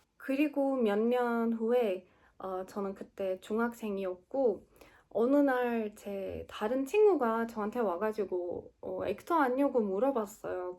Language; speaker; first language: Korean; non-native, learner; Turkish